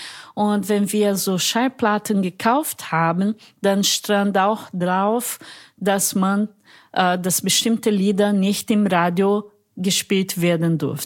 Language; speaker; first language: German; non-native, fluent; Portuguese